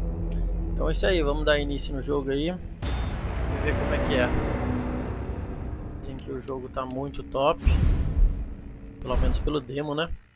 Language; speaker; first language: Portuguese; native; Portuguese